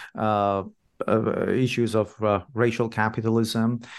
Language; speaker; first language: English; non-native, fluent; Persian